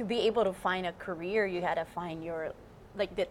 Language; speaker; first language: English; non-native, fluent; Spanish